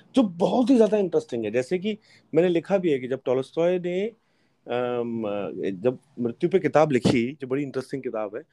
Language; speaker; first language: Hindi; native; Hindi